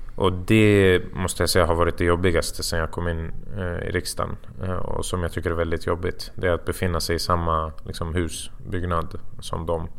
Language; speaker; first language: Swedish; early bilingual, other home language; Persian